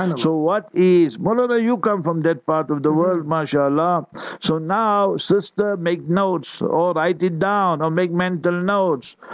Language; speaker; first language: English; native; English